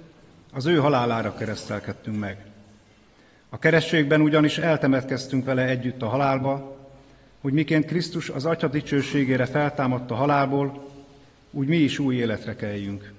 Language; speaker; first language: Hungarian; native; Hungarian